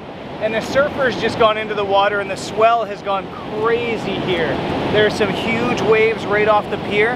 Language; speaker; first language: English; native; English